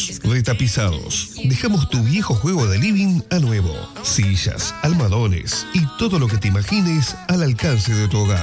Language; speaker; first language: Spanish; native; Spanish